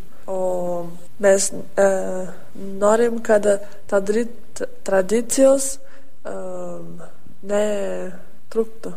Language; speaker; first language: Lithuanian; early bilingual, heritage; Lithuanian